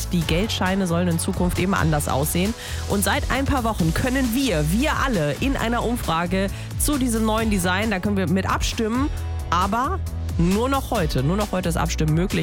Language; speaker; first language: German; native; German